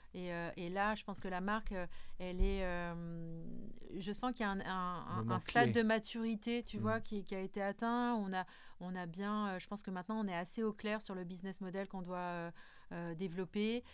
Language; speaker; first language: French; native; French